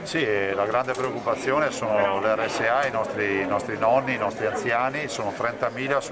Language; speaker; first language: Italian; native; Italian